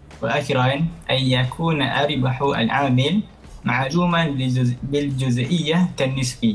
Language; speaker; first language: Arabic; non-native, learner; Malay